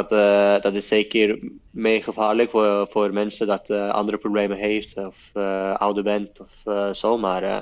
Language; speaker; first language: Dutch; non-native, fluent; Norwegian